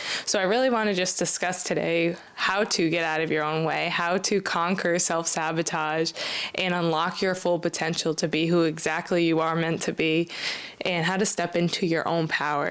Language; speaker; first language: English; native; English